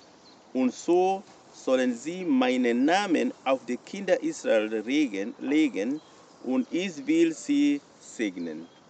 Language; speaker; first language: German; non-native, fluent; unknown